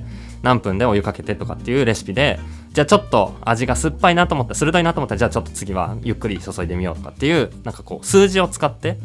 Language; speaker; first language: Japanese; native; Japanese